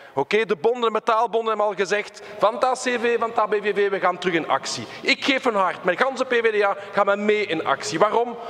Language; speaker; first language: Dutch; non-native, local second language; French